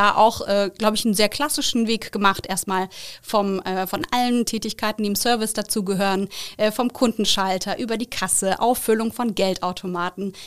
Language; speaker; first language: German; native; German